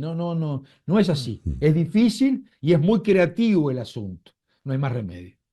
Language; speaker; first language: Spanish; native; Spanish